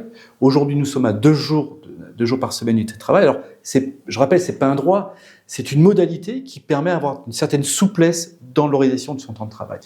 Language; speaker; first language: French; native; French